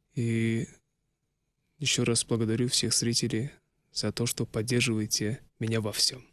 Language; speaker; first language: Russian; non-native, local second language; Kazakh